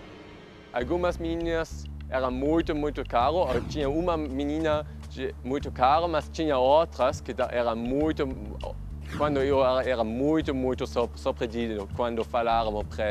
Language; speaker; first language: Portuguese; non-native, learner; German